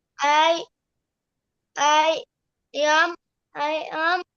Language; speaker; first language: English; non-native, learner; Bangla